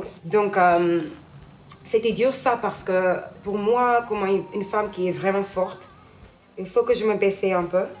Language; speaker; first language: French; non-native, learner; English